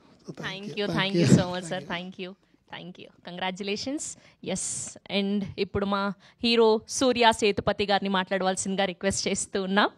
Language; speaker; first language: Telugu; native; Telugu